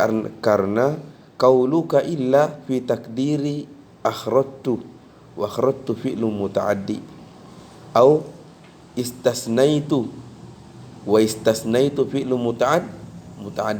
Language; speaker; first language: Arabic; non-native, fluent; Indonesian